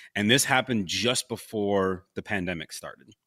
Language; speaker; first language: English; native; English